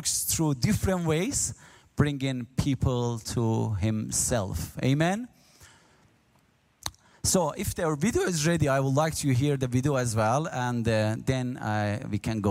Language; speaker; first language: English; non-native, learner; Azerbaijani